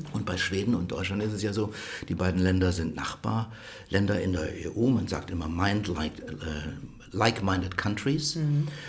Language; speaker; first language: German; native; German